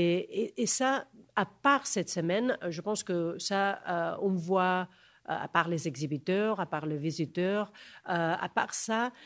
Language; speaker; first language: French; non-native, fluent; Catalan